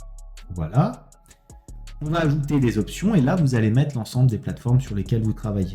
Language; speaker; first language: French; native; French